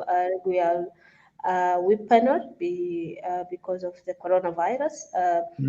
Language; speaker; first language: English; non-native, fluent; Arabic